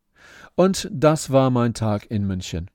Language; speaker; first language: German; non-native, fluent; English